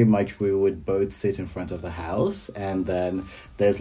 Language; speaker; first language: English; non-native, local second language; Yoruba